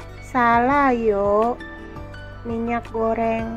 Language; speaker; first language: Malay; non-native, local second language; Javanese